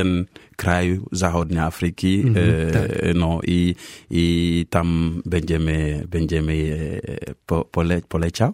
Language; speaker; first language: Polish; non-native, learner; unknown